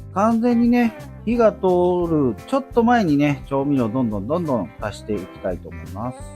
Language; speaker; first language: Japanese; native; Japanese